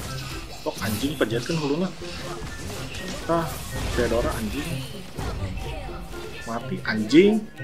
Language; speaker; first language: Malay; non-native, local second language; Sundanese